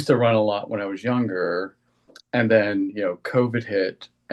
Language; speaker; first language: English; native; English